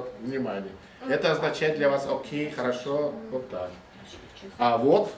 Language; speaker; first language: Russian; non-native, fluent; Mongolian